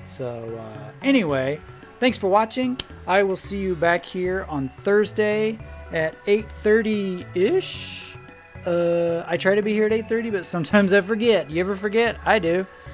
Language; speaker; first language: English; native; English